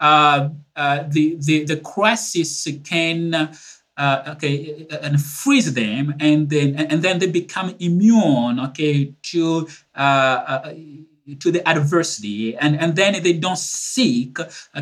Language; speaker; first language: English; non-native, fluent; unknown